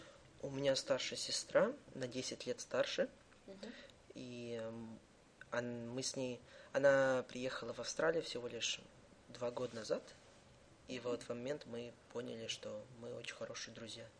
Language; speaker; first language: Russian; early bilingual, heritage; Russian